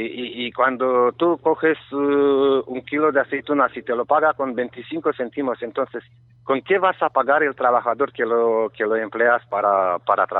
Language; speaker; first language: Spanish; non-native, learner; Romanian